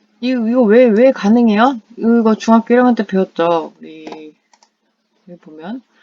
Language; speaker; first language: Korean; non-native, fluent; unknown